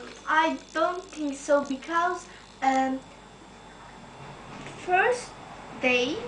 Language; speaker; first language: English; non-native, learner; Turkish